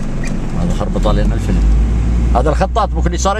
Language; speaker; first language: Arabic; native; Arabic